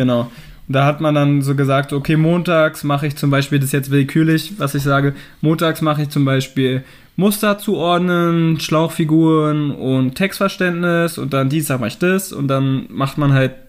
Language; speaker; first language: German; native; German